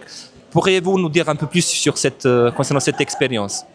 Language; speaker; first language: French; non-native, fluent; Bosnian